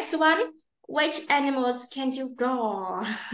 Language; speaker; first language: English; non-native, learner; Vietnamese